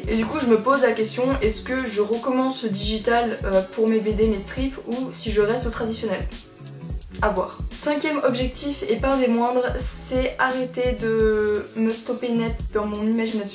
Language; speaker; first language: French; native; French